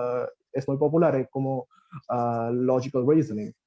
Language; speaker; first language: Spanish; non-native, fluent; Bangla